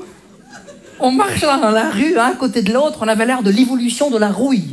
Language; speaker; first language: French; early bilingual, other home language; Arabic